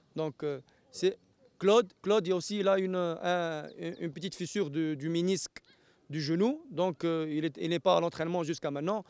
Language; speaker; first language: French; non-native, local second language; Arabic